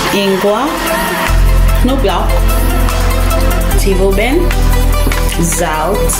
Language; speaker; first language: German; non-native, learner; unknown